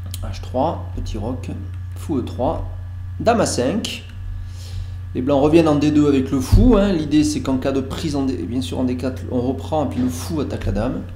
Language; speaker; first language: French; native; French